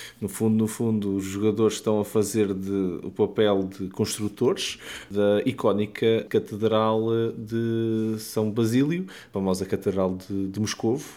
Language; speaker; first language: Portuguese; native; Portuguese